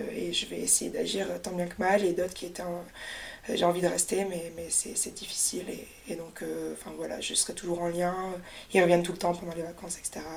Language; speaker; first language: French; native; French